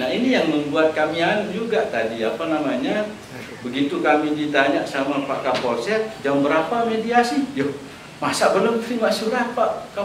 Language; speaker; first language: Indonesian; non-native, local second language; Sasak